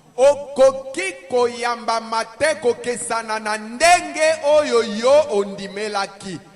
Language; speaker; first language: Lingala; native; Lingala